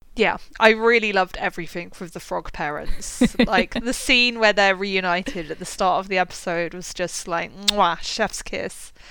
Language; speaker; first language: English; native; English